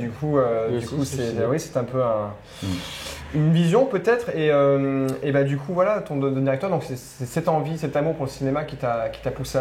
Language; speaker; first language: French; native; French